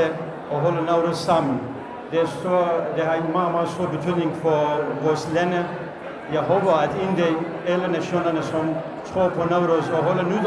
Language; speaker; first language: Danish; non-native, fluent; Kurdish